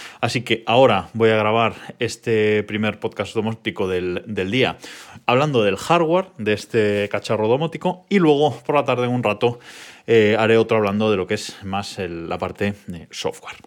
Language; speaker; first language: Spanish; native; Spanish